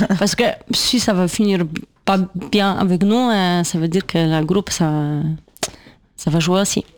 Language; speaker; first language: French; non-native, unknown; Polish